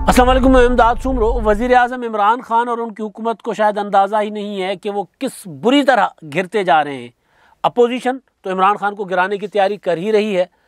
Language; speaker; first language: Urdu; non-native, local second language; Sindhi